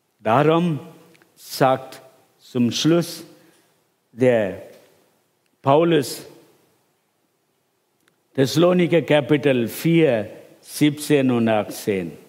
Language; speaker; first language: German; non-native, fluent; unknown